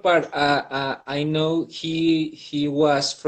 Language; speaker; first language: English; non-native, learner; Spanish